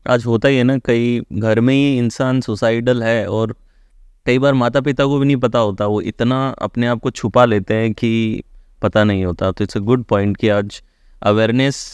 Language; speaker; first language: Hindi; native; Hindi